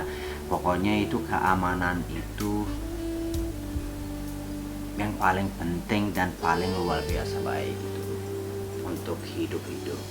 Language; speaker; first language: Indonesian; non-native, fluent; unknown